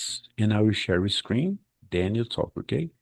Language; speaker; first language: English; non-native, fluent; Portuguese